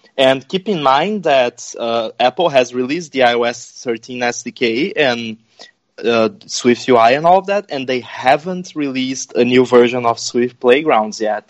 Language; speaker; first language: English; non-native, fluent; Spanish